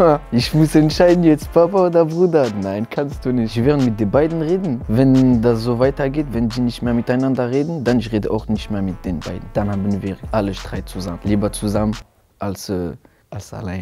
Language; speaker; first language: German; non-native, learner; French